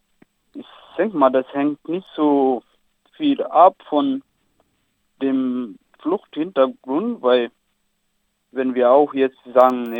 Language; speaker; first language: German; non-native, learner; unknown